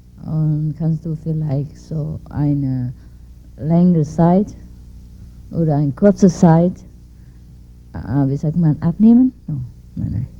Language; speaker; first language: German; non-native, learner; Vietnamese